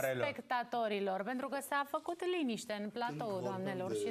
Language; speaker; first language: Romanian; native; Romanian